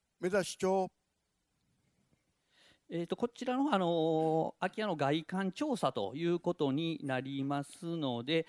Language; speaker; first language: Japanese; native; Japanese